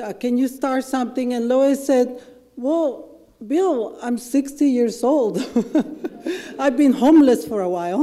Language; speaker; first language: English; non-native, fluent; Spanish